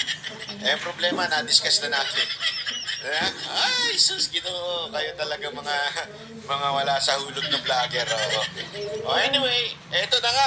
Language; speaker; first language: Filipino; non-native, local second language; Cebuano